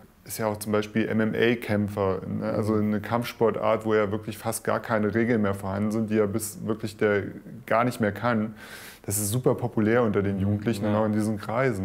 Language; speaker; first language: German; native; German